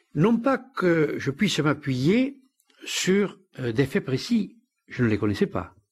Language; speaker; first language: French; native; French